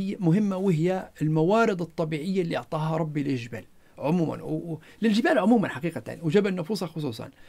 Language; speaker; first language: Arabic; non-native, local second language; Berber languages